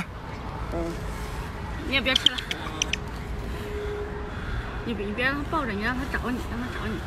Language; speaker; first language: Chinese; native; Chinese